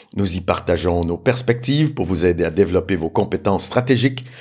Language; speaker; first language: French; native; French